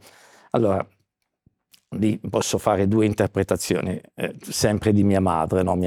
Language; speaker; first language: Italian; native; Italian